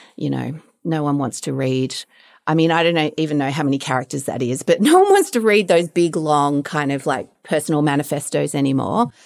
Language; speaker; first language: English; native; English